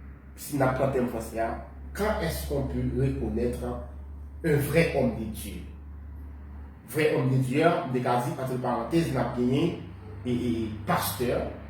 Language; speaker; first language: Haitian Creole; native; Haitian Creole